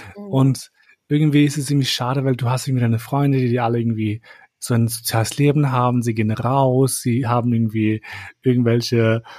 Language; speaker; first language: German; early bilingual, other home language; Albanian